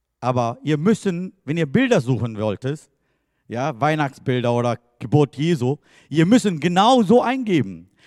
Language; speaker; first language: German; non-native, fluent; Tamil